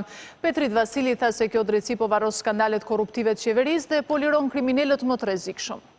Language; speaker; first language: Albanian; native; Albanian